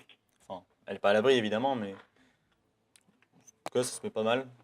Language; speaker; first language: French; native; French